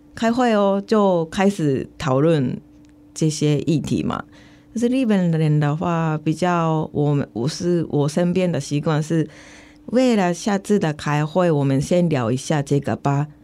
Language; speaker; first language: Chinese; non-native, fluent; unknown